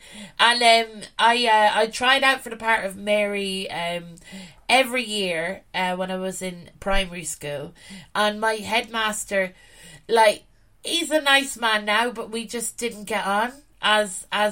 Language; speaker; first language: English; native; English